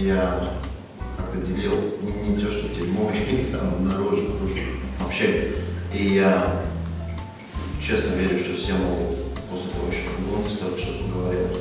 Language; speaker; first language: Russian; non-native, local second language; Latvian